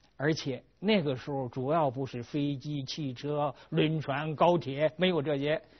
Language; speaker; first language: Chinese; native; Chinese